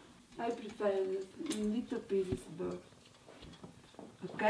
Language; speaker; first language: English; non-native, learner; Italian